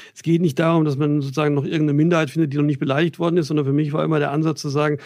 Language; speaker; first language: German; native; German